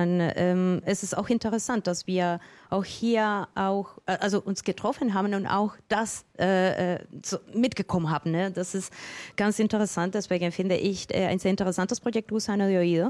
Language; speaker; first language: German; non-native, fluent; Spanish